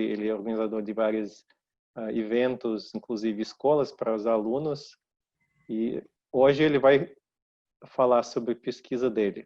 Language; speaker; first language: Portuguese; non-native, fluent; Russian